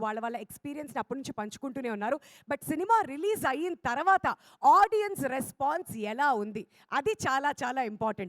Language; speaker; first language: Telugu; native; Telugu